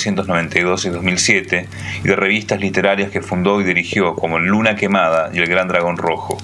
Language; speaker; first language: Spanish; native; Spanish